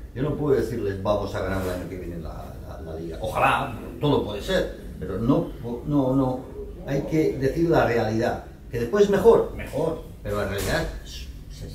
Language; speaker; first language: Spanish; native; Spanish